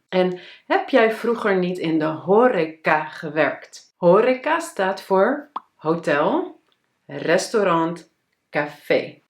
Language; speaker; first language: Dutch; native; Dutch